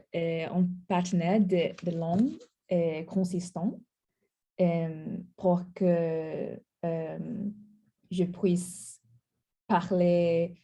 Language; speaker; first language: French; non-native, learner; English